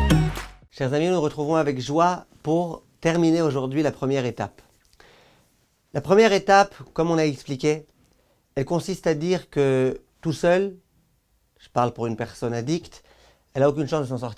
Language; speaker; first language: French; native; French